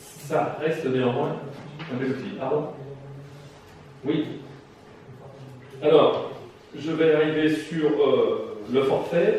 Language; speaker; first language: French; native; French